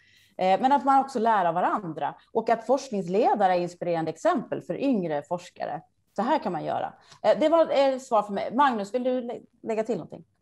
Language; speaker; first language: Swedish; native; Swedish